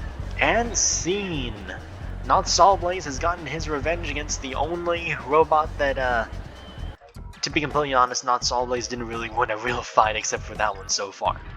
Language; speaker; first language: English; native; English